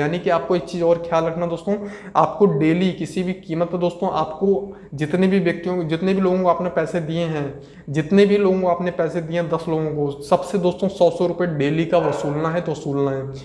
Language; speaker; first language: Hindi; native; Hindi